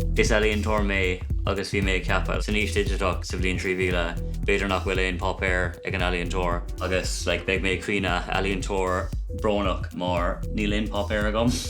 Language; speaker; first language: Irish; non-native, local second language; English